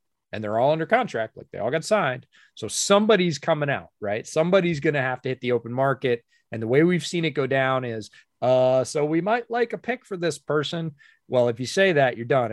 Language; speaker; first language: English; native; English